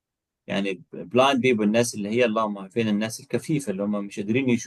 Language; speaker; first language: Arabic; native; Arabic